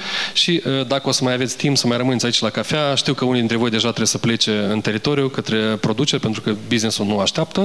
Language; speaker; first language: Romanian; native; Romanian